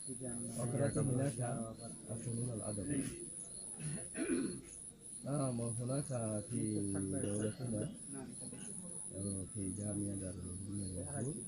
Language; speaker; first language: Arabic; non-native, fluent; Rohingya